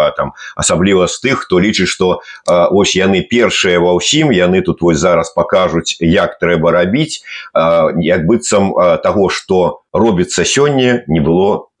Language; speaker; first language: Belarusian; native; Belarusian